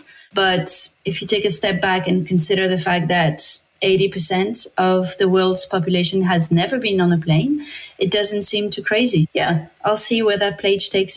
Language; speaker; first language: English; non-native, fluent; French